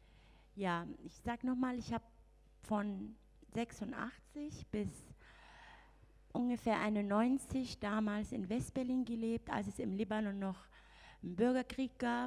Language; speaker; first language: German; non-native, fluent; Arabic